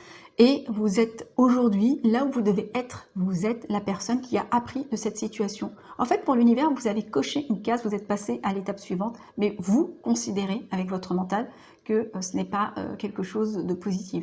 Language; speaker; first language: French; native; French